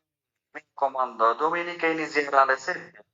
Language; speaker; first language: Italian; non-native, learner; Bangla